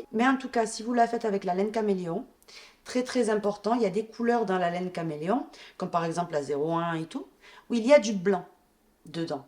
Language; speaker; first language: French; native; French